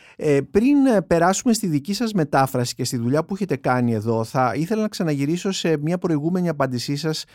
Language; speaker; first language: Greek; native; Greek